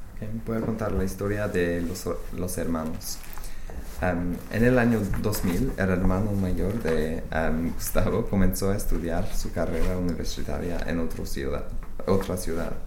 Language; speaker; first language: Spanish; non-native, fluent; English